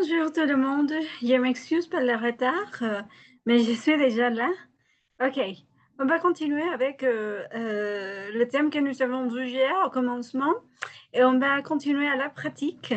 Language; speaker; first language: French; non-native, learner; Spanish